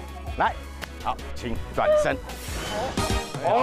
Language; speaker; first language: Chinese; native; Chinese